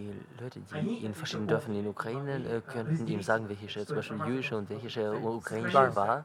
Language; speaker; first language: German; non-native, learner; Russian